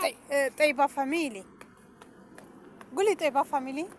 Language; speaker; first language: Arabic; non-native, learner; Amharic